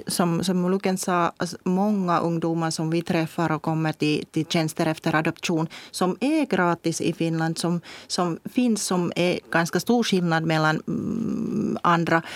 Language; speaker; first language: Swedish; non-native, local second language; Finnish